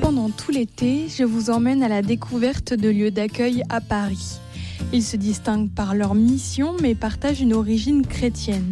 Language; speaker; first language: French; native; French